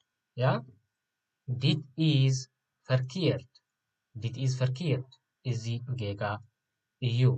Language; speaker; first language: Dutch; non-native, fluent; Tigrinya